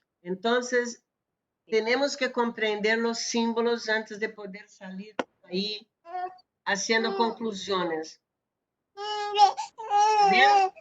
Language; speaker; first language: Spanish; non-native, fluent; Portuguese